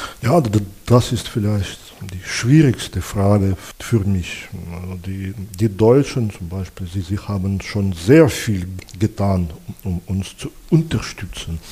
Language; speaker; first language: German; non-native, fluent; Belarusian